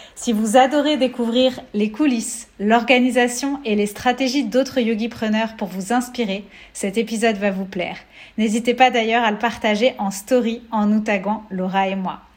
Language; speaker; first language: French; native; French